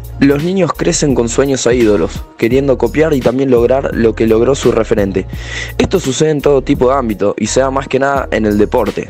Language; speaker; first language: Spanish; native; Spanish